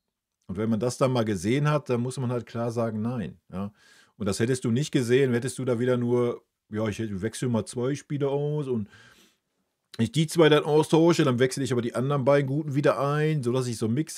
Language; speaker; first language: German; native; German